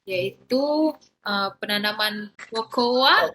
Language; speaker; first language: Malay; native; Malay